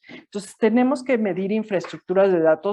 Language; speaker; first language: Spanish; native; Spanish